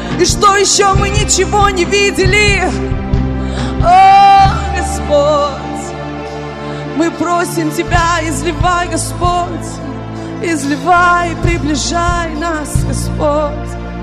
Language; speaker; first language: Russian; native; Russian